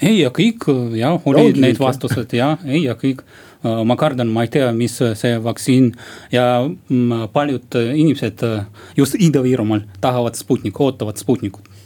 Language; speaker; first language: Estonian; non-native, local second language; Russian